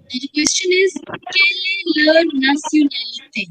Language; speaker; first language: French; non-native, fluent; Hindi